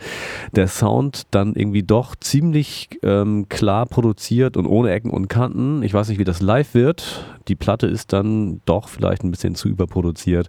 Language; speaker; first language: German; native; German